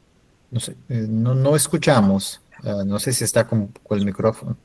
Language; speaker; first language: Spanish; non-native, fluent; Portuguese